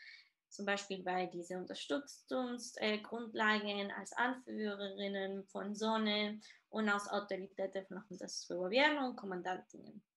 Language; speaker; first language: German; non-native, fluent; Spanish